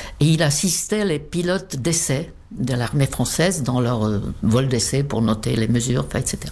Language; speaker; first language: French; non-native, fluent; Czech